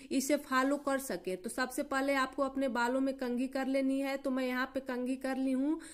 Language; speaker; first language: Hindi; native; Hindi